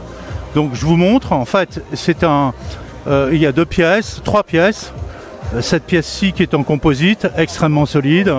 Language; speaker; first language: French; native; French